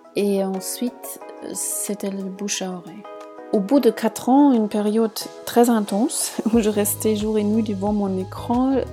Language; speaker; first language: French; non-native, fluent; German